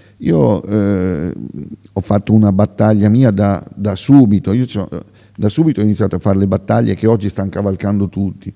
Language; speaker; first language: Italian; native; Italian